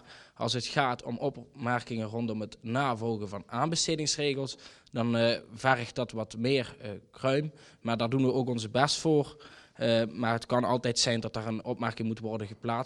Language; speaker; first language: Dutch; native; Dutch